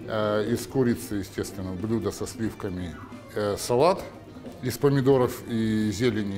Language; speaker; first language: Russian; native; Russian